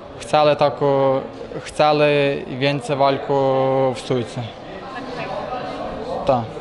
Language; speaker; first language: Polish; non-native, learner; Ukrainian